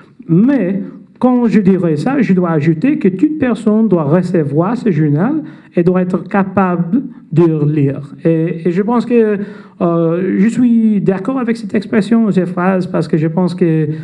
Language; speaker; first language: French; non-native, fluent; English